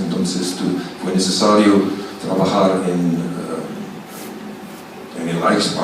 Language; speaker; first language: Spanish; non-native, fluent; German